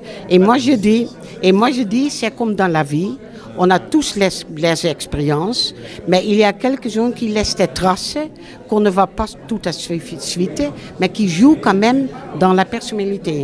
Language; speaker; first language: French; non-native, fluent; Dutch